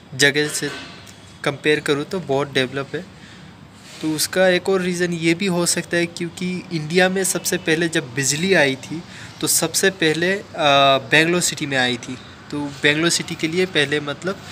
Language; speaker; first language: Hindi; non-native, local second language; Assamese